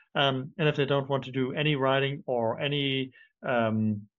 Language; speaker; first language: English; non-native, fluent; German